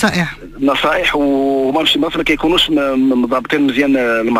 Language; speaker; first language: Arabic; native; Arabic